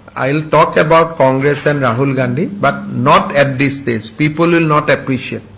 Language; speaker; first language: English; non-native, local second language; Assamese